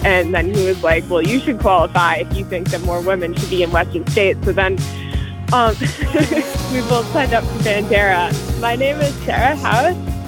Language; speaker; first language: English; native; English